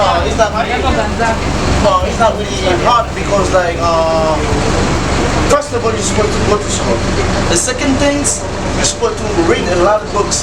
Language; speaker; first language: English; non-native, learner; Haitian Creole